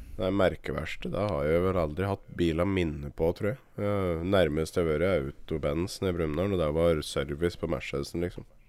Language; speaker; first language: Norwegian; native; Norwegian